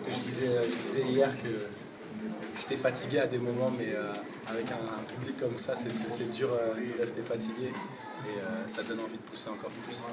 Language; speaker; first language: French; early bilingual, heritage; French